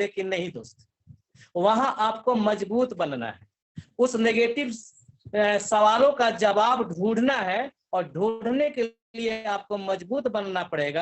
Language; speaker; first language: Hindi; native; Hindi